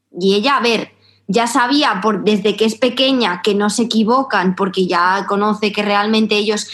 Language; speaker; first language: Spanish; native; Spanish